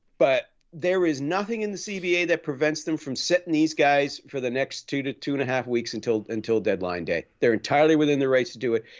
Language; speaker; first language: English; native; English